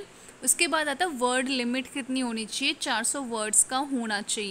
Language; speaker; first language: Hindi; native; Hindi